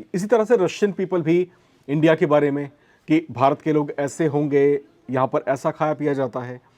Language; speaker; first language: Hindi; native; Hindi